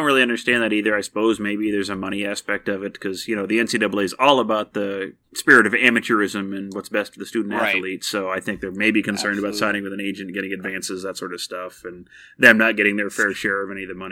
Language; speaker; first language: English; native; English